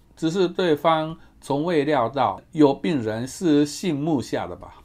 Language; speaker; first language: Chinese; non-native, fluent; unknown